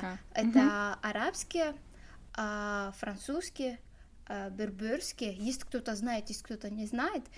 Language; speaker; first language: Russian; non-native, learner; Arabic